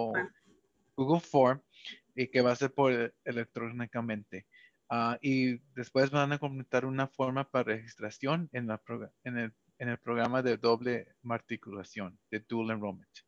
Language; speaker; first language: Spanish; early bilingual, heritage; Spanish